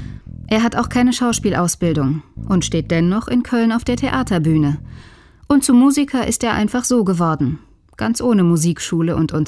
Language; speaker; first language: German; native; German